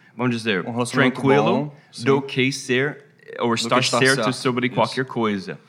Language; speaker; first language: Portuguese; non-native, fluent; English